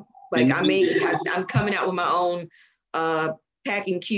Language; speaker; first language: English; native; English